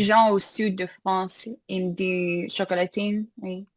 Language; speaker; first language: French; non-native, fluent; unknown